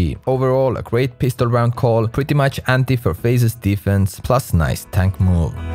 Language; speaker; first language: English; non-native, fluent; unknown